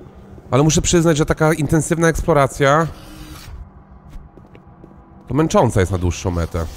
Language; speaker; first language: Polish; native; Polish